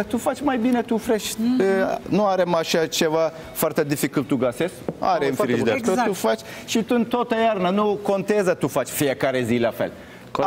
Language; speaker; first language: Romanian; non-native, learner; Turkish